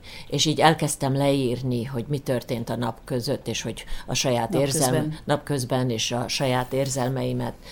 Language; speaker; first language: Hungarian; early bilingual, heritage; Hungarian